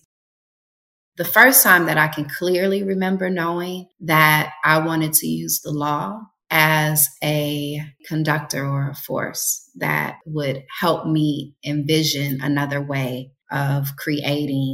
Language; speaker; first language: English; native; English